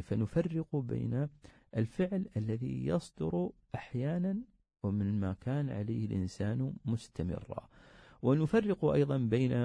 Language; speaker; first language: Arabic; native; Arabic